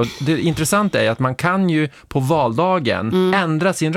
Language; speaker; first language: Swedish; native; Swedish